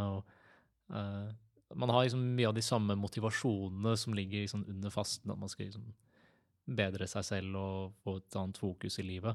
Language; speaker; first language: Norwegian; native; Norwegian